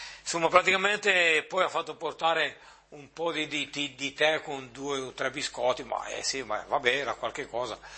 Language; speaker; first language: Italian; native; Italian